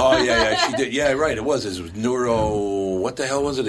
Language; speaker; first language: English; native; English